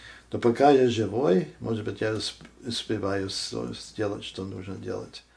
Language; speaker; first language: Russian; non-native, fluent; English